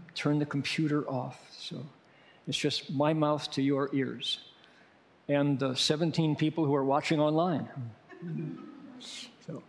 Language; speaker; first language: English; native; English